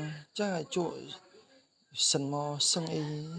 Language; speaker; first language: Chinese; non-native, learner; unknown